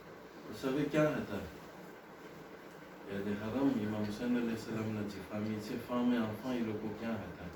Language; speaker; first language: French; non-native, local second language; Gujarati